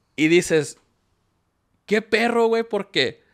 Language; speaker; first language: Spanish; native; Spanish